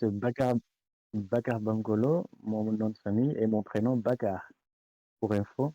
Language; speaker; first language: French; non-native, local second language; Comorian